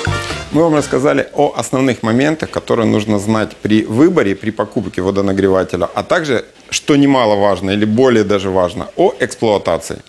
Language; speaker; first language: Russian; native; Russian